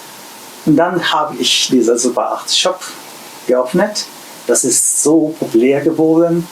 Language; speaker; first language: German; non-native, learner; Japanese